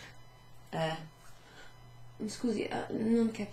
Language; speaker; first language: Italian; non-native, fluent; English